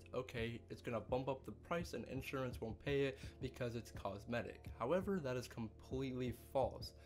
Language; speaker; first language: English; native; English